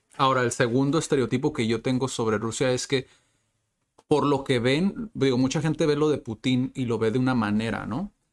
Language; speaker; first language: Spanish; native; Spanish